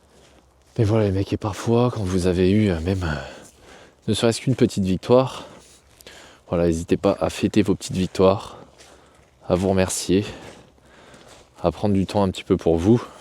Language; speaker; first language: French; native; French